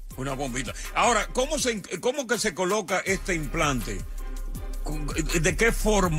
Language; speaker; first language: Spanish; native; Spanish